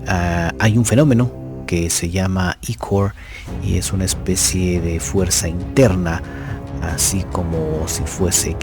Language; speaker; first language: Spanish; native; Spanish